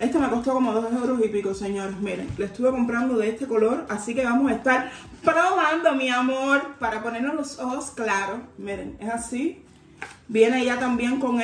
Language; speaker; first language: Spanish; native; Spanish